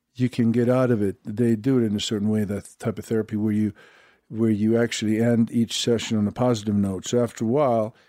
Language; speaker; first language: English; non-native, fluent; Swedish